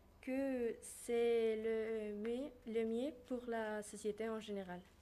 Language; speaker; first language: French; non-native, learner; Spanish